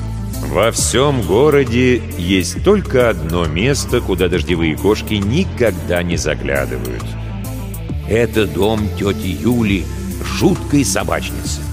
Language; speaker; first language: Russian; native; Russian